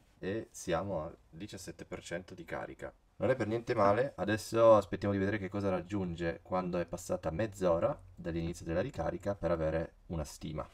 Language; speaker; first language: Italian; native; Italian